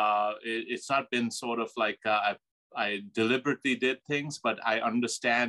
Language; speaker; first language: English; non-native, local second language; Urdu